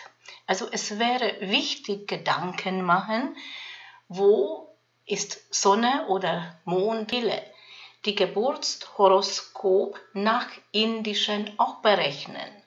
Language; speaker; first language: German; non-native, fluent; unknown